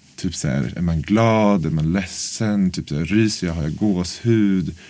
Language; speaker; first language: Swedish; native; Swedish